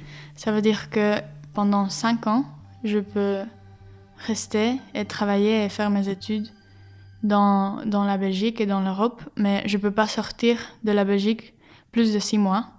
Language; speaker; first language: French; non-native, learner; Spanish